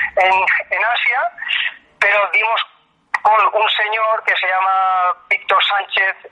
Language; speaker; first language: Spanish; native; Spanish